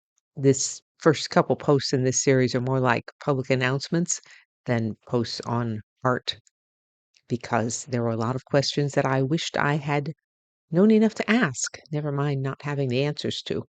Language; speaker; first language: English; native; English